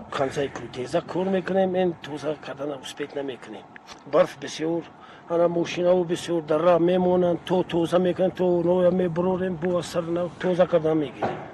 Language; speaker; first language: Tajik; non-native, local second language; Shughni